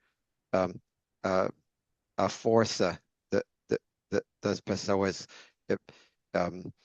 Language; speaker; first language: Portuguese; non-native, learner; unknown